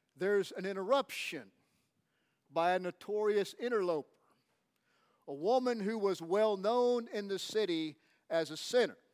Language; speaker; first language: English; native; English